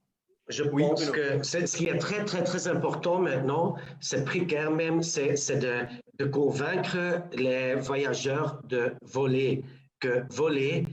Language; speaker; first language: French; non-native, local second language; Dutch